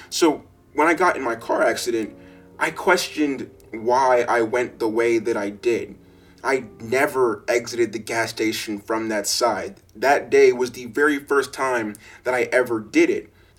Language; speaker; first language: English; native; English